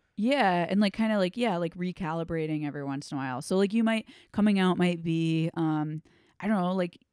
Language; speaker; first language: English; native; English